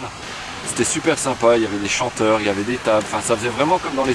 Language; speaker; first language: French; native; French